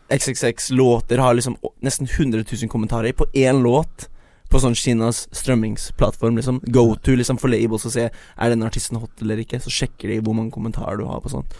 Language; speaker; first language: Norwegian; early bilingual, other home language; Chinese